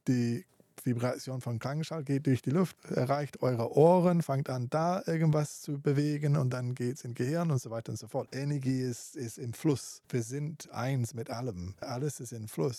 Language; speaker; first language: German; non-native, fluent; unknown